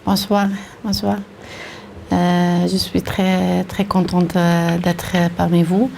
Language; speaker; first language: French; non-native, local second language; Arabic